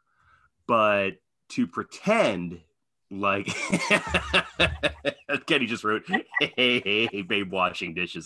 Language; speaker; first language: English; native; English